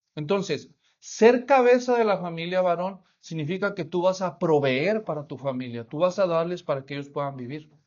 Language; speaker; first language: Spanish; native; Spanish